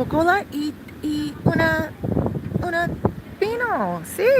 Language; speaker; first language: Spanish; non-native, learner; English